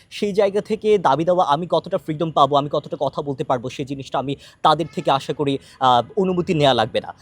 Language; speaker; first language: Bangla; non-native, local second language; Chakma